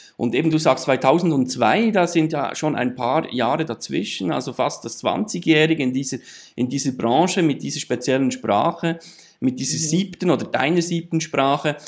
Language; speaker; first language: German; native; German